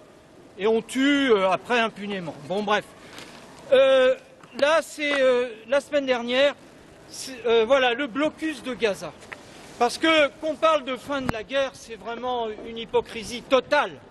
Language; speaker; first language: French; native; French